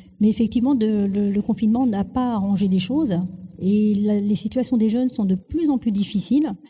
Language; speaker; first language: French; early bilingual, other home language; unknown